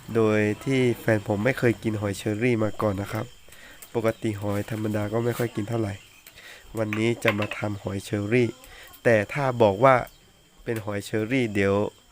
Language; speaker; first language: Thai; native; Thai